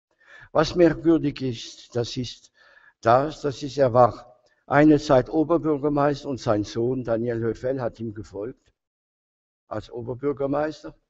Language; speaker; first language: German; non-native, fluent; French